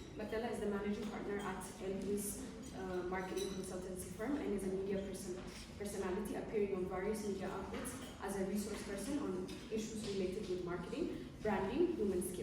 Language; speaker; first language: English; non-native, local second language; Amharic